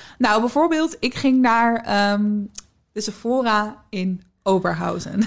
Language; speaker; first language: Dutch; native; Dutch